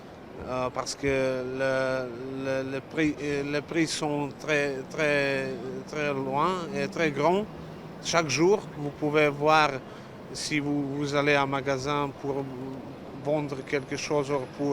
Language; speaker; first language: French; non-native, learner; Serbian